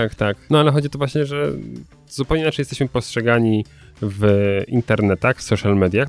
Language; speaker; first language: Polish; native; Polish